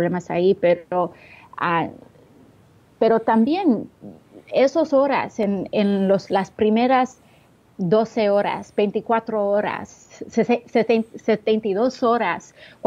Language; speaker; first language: Spanish; early bilingual, heritage; Spanish